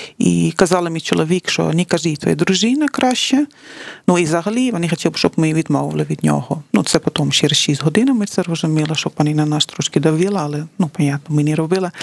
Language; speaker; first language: Ukrainian; non-native, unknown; Dutch